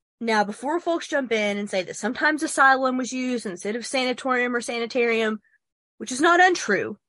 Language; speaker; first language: English; native; English